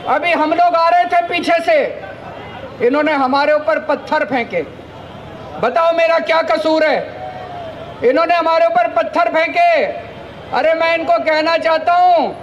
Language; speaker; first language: Hindi; native; Hindi